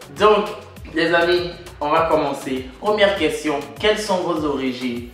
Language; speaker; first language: French; native; French